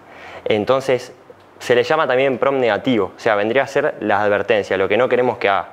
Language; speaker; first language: Spanish; native; Spanish